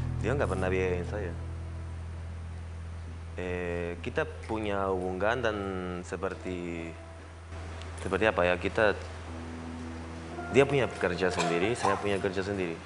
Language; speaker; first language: Indonesian; non-native, learner; Spanish